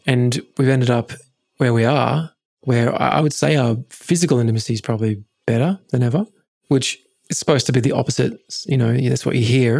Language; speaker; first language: English; native; English